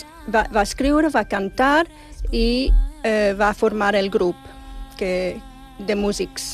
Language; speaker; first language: Catalan; non-native, fluent; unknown